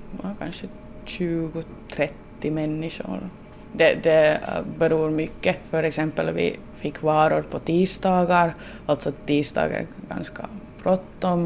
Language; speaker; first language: Swedish; non-native, local second language; Finnish